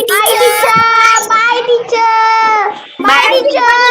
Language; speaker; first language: English; non-native, local second language; Tamil